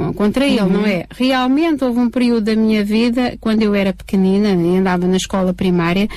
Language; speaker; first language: Portuguese; native; Portuguese